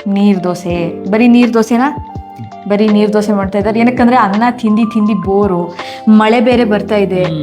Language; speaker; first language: Kannada; non-native, local second language; Marathi